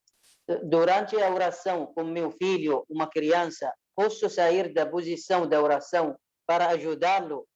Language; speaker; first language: Portuguese; non-native, fluent; Arabic